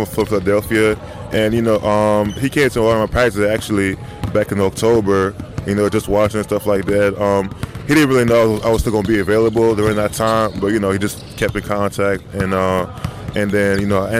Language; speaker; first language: English; non-native, fluent; French